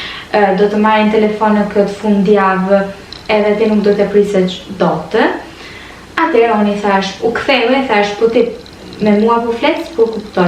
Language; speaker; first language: Albanian; early bilingual, heritage; Albanian